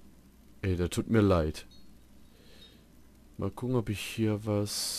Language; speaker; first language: German; native; German